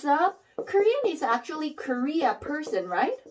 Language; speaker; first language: English; non-native, learner; Korean